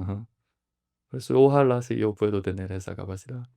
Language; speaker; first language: Spanish; non-native, learner; Korean